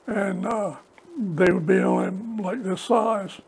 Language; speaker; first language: English; native; English